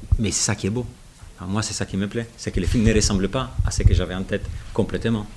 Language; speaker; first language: French; non-native, fluent; Italian